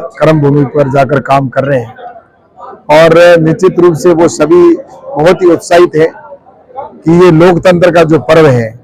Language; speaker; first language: Hindi; native; Hindi